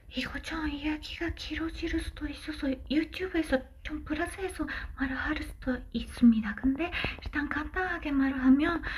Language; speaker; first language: Korean; non-native, learner; Japanese